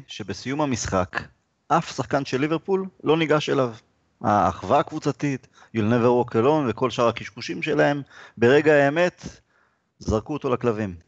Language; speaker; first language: Hebrew; native; Hebrew